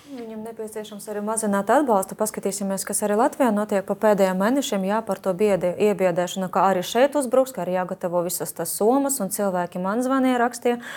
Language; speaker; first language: Latvian; non-native, fluent; Ukrainian